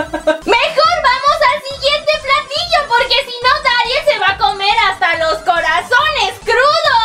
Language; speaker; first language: Spanish; native; Spanish